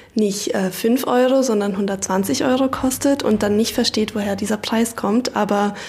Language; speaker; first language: German; native; German